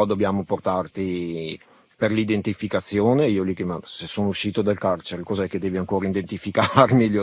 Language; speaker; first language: Italian; early bilingual, other home language; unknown